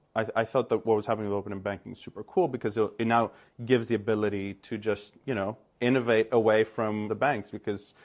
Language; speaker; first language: English; non-native, fluent; Greek